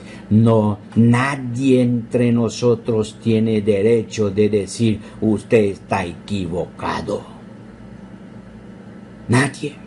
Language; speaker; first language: Spanish; non-native, fluent; Portuguese